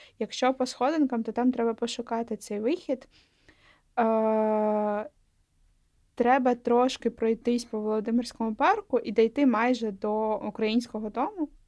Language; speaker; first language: Ukrainian; non-native, local second language; Russian